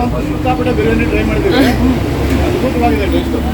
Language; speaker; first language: Kannada; native; Kannada